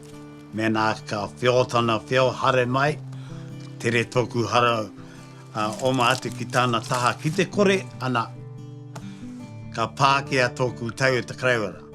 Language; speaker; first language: Māori; native; Māori